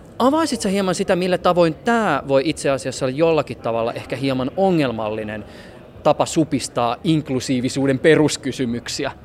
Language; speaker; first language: Finnish; native; Finnish